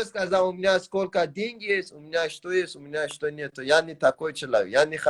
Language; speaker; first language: Russian; non-native, learner; Tajik